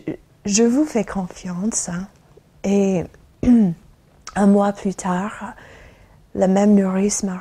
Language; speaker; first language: French; non-native, fluent; English